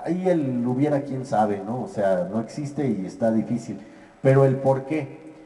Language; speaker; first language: Spanish; native; Spanish